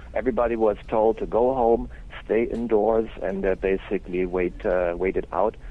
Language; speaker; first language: English; non-native, fluent; German